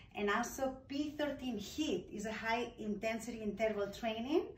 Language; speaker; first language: English; non-native, fluent; Spanish